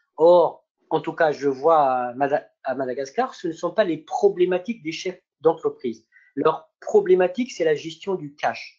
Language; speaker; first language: French; non-native, local second language; Malagasy